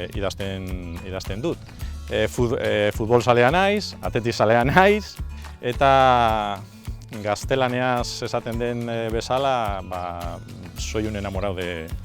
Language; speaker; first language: Basque; non-native, local second language; Spanish